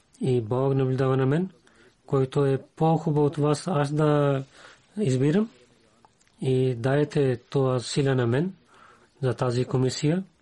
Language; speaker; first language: Bulgarian; non-native, learner; Urdu